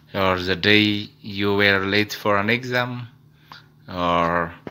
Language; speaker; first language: English; non-native, fluent; Amharic